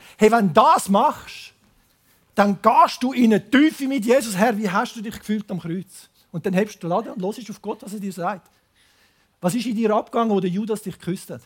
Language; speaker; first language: German; native; German